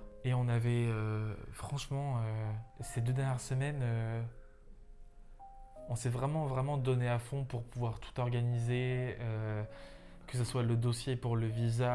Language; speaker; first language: French; native; French